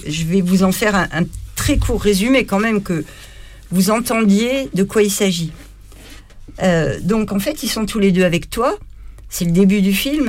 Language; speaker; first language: French; native; French